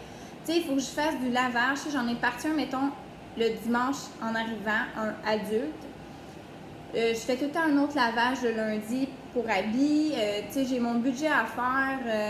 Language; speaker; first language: French; native; French